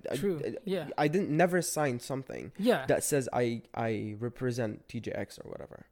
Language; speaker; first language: English; non-native, fluent; Arabic